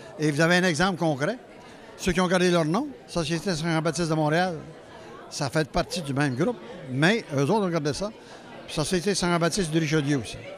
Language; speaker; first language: French; native; French